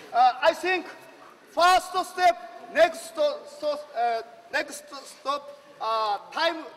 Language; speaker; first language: English; non-native, learner; Japanese